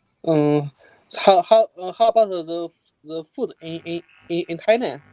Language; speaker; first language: English; non-native, learner; Chinese